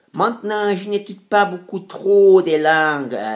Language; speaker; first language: French; non-native, fluent; Portuguese